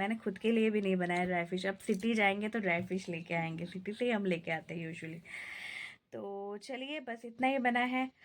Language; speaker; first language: Hindi; non-native, local second language; Bangla